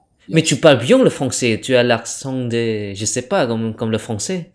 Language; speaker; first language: French; non-native, fluent; Indonesian